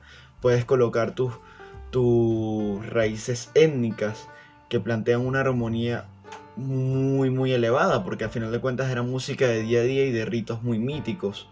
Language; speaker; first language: Spanish; native; Spanish